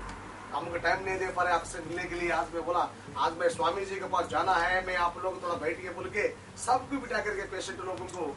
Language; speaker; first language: Hindi; non-native, local second language; Telugu